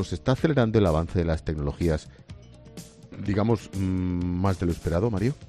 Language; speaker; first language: Spanish; native; Spanish